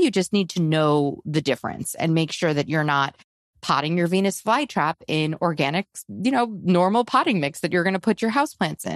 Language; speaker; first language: English; native; English